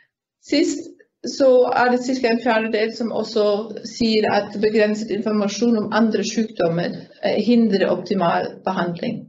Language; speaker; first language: Norwegian; non-native, fluent; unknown